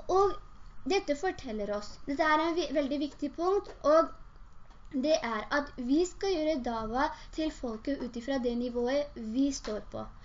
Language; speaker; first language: Norwegian; early bilingual, other home language; Urdu